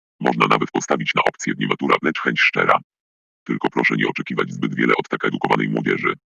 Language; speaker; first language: Polish; native; Polish